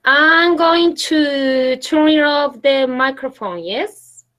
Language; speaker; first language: English; non-native, learner; Spanish